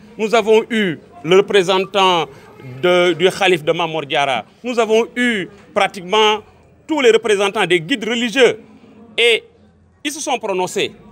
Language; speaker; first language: French; non-native, local second language; Wolof